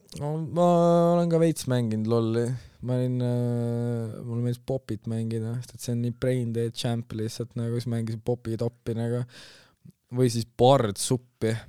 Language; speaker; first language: Estonian; native; Estonian